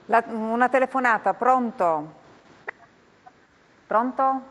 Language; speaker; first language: Italian; native; Italian